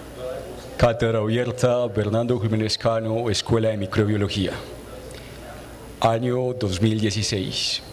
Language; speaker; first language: Spanish; native; Spanish